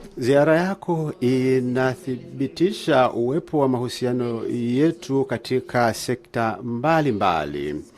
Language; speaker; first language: Swahili; native; Swahili